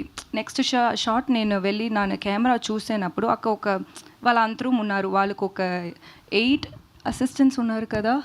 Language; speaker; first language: Telugu; non-native, learner; Tamil